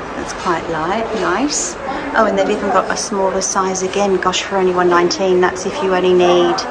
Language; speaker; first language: English; native; English